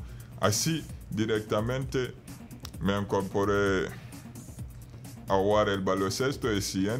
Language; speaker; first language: Spanish; non-native, fluent; Bambara